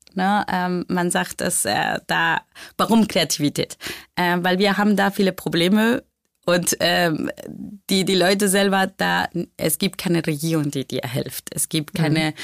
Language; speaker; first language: German; non-native, fluent; Spanish